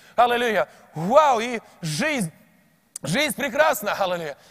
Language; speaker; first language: Russian; native; Russian